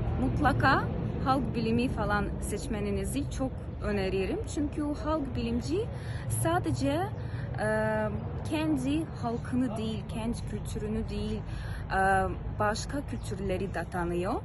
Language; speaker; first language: Turkish; non-native, fluent; Ukrainian